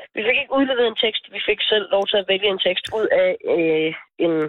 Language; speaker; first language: Danish; native; Danish